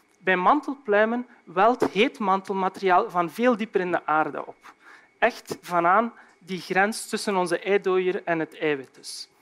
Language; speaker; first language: Dutch; native; Dutch